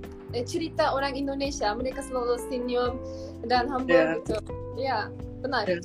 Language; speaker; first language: Indonesian; non-native, fluent; Turkish